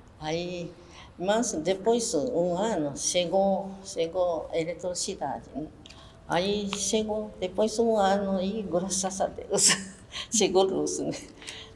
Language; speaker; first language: Portuguese; early bilingual, other home language; Japanese